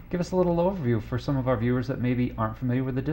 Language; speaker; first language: English; native; English